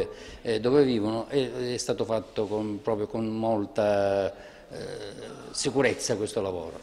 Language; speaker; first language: Italian; native; Italian